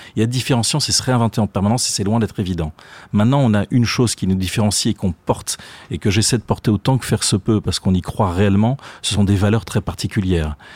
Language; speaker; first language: French; native; French